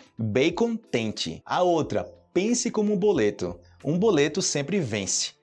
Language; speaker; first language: Portuguese; native; Portuguese